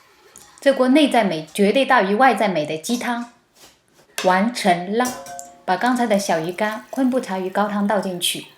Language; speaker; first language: Chinese; native; Chinese